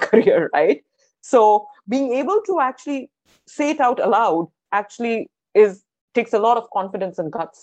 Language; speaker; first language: English; non-native, local second language; Hindi